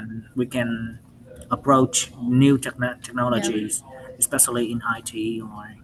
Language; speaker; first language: English; non-native, learner; Vietnamese